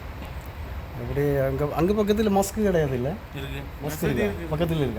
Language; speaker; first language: Tamil; non-native, local second language; Malayalam